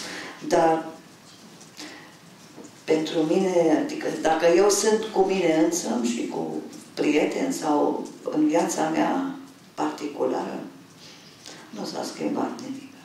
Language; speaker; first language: Romanian; non-native, local second language; German